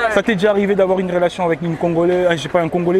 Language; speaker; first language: French; native; French